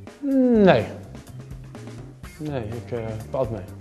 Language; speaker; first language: Dutch; non-native, learner; Finnish